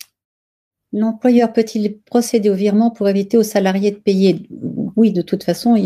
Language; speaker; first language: French; native; French